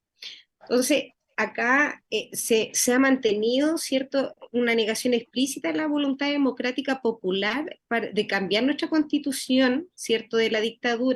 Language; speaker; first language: Spanish; native; Spanish